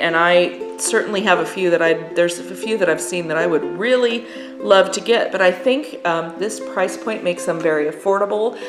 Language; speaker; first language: English; native; English